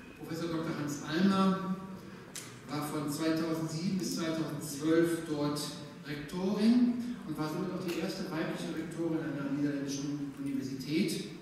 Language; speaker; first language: German; native; German